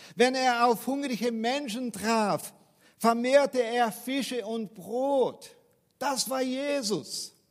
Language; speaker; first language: German; non-native, fluent; Portuguese